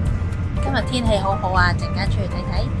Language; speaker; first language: Chinese; native; Chinese